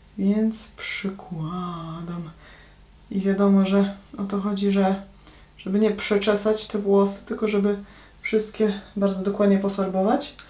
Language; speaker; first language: Polish; native; Polish